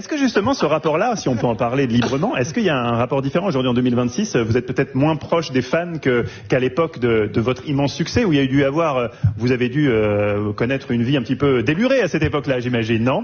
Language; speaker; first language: French; native; French